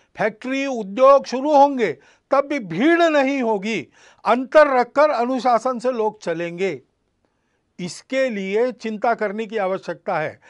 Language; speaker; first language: Hindi; non-native, local second language; Marathi